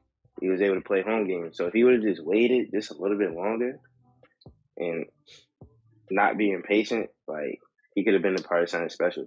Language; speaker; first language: English; native; English